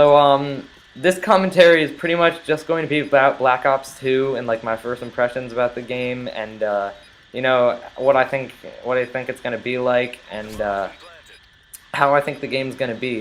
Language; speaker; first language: English; native; English